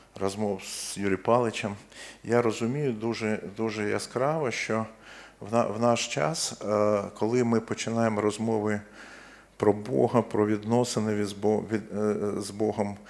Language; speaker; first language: Ukrainian; non-native, local second language; Russian